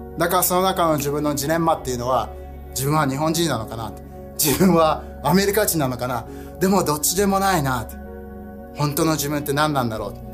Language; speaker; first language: Japanese; early bilingual, heritage; Japanese